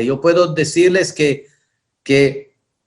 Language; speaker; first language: Spanish; non-native, fluent; Hebrew